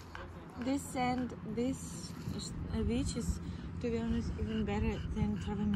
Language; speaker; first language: English; non-native, fluent; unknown